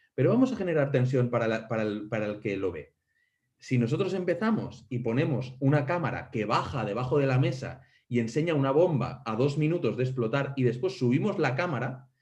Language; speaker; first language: Spanish; non-native, local second language; Catalan